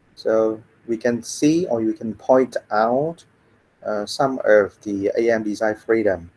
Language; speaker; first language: English; non-native, fluent; Vietnamese